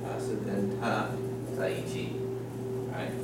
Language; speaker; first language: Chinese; non-native, fluent; English